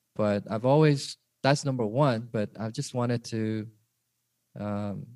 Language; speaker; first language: English; early bilingual, other home language; Korean